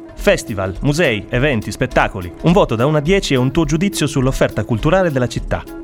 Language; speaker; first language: Italian; native; Italian